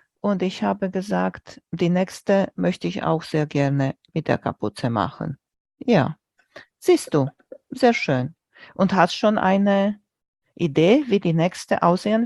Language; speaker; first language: German; non-native, fluent; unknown